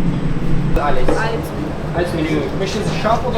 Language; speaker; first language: German; non-native, learner; Turkish